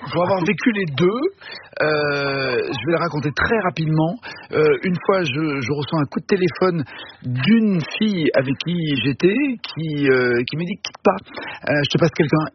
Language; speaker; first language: French; native; French